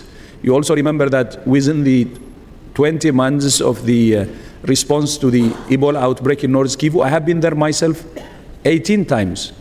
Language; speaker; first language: English; non-native, fluent; Tigrinya